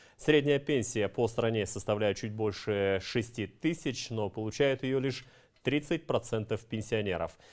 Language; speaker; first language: Russian; non-native, local second language; Kyrgyz